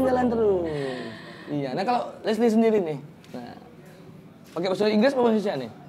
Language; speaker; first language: Indonesian; native; Indonesian